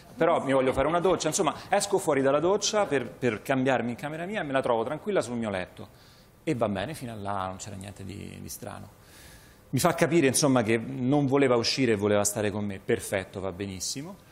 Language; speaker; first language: Italian; native; Italian